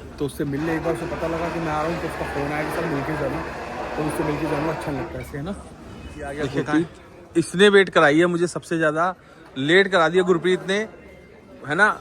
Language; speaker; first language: Hindi; native; Hindi